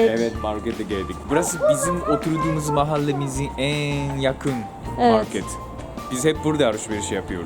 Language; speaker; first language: Turkish; non-native, fluent; Japanese